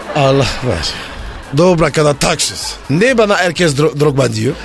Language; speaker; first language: Turkish; non-native, learner; French